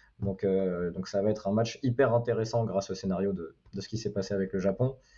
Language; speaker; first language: French; native; French